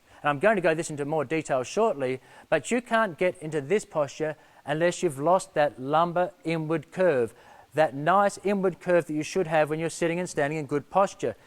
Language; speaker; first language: English; native; English